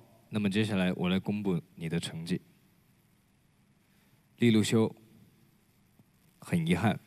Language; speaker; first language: Chinese; native; Chinese